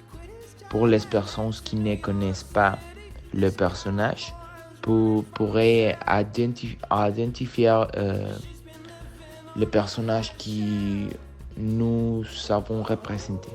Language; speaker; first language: French; non-native, learner; Spanish